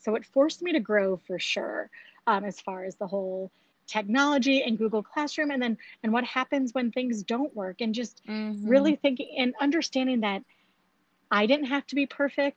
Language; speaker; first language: English; native; English